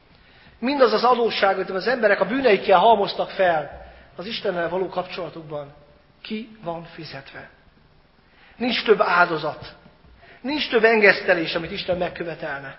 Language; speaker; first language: Hungarian; native; Hungarian